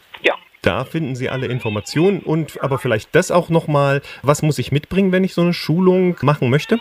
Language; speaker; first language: German; native; German